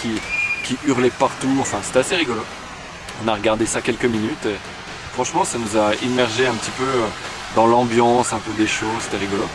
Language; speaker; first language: French; native; French